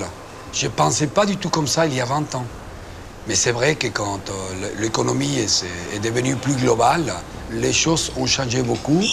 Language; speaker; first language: French; non-native, fluent; Spanish